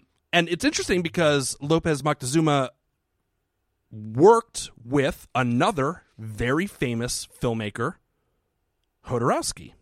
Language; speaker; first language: English; native; English